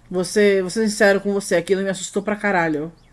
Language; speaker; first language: Portuguese; native; Portuguese